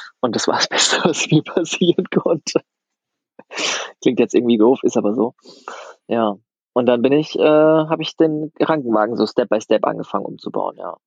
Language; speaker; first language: German; native; German